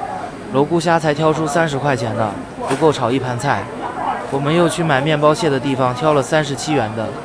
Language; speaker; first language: Chinese; native; Chinese